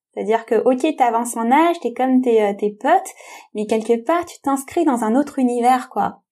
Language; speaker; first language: French; native; French